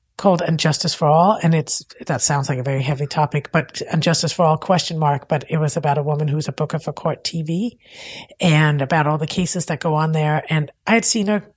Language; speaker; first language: English; non-native, fluent; Danish